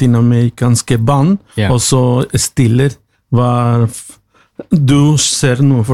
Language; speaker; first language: Norwegian; non-native, learner; Spanish